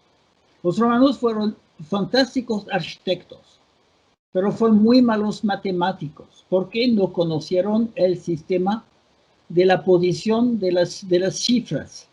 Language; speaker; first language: Spanish; non-native, fluent; French